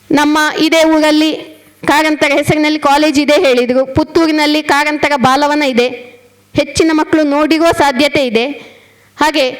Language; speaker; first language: Kannada; native; Kannada